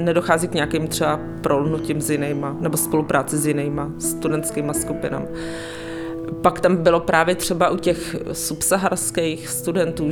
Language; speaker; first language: Czech; native; Czech